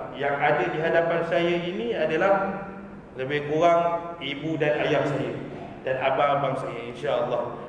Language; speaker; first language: Malay; native; Malay